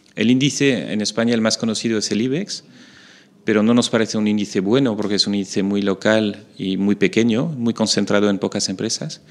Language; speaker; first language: Spanish; non-native, fluent; French